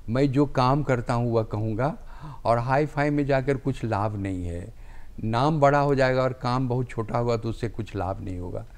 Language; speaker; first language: Hindi; native; Hindi